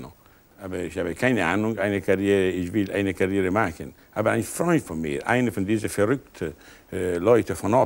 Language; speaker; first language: German; non-native, learner; Italian